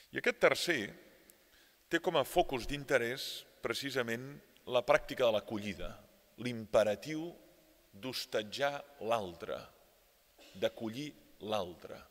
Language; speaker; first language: Catalan; native; Catalan